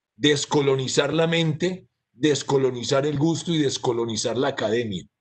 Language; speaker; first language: Spanish; native; Spanish